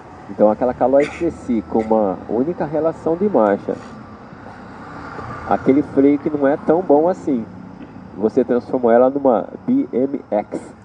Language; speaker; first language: Portuguese; native; Portuguese